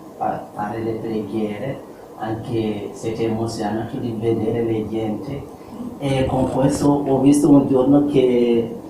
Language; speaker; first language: Italian; non-native, learner; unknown